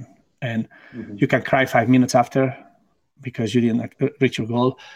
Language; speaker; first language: English; non-native, fluent; Spanish